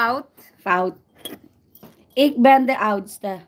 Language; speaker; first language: Dutch; non-native, fluent; Filipino